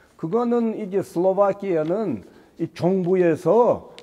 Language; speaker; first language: Korean; non-native, learner; Russian